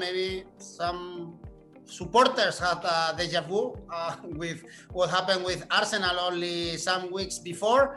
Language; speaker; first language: English; non-native, fluent; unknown